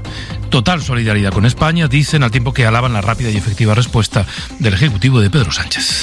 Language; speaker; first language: Spanish; native; Spanish